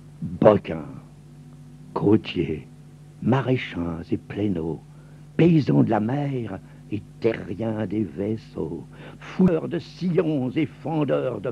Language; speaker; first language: French; native; French